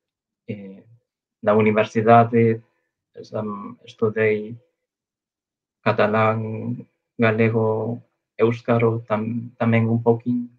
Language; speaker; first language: Portuguese; non-native, fluent; Chinese